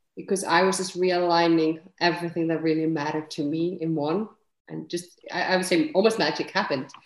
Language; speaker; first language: English; non-native, fluent; Icelandic